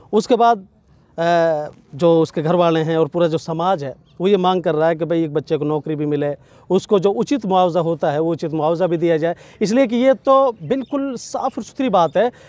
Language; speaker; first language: Hindi; native; Hindi